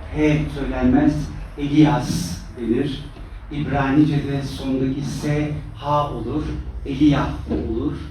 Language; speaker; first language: Turkish; native; Turkish